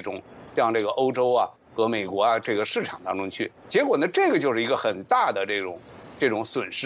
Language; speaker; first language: Chinese; native; Chinese